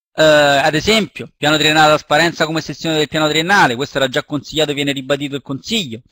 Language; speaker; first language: Italian; native; Italian